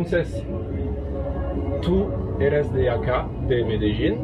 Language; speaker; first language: Spanish; non-native, learner; French